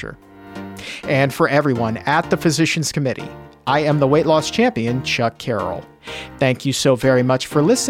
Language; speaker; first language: English; native; English